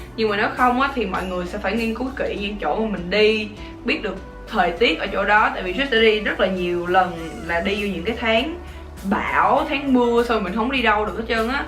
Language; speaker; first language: Vietnamese; native; Vietnamese